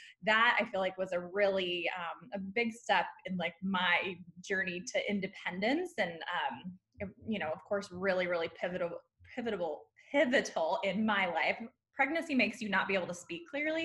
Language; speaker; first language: English; native; English